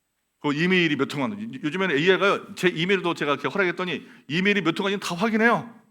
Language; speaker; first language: Korean; native; Korean